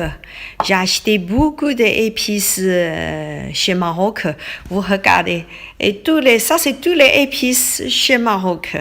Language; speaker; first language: French; non-native, learner; Thai